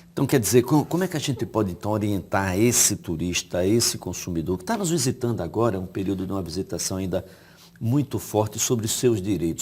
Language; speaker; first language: Portuguese; native; Portuguese